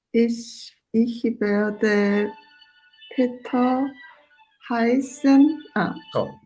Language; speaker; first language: German; non-native, learner; Korean